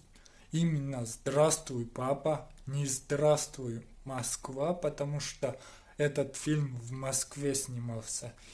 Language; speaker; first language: Russian; non-native, local second language; Kyrgyz